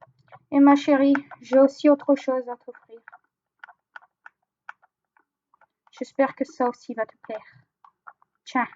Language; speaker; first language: French; native; French